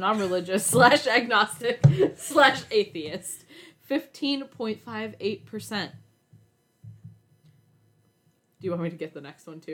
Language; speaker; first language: English; native; English